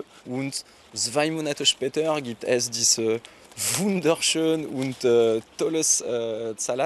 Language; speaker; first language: German; non-native, learner; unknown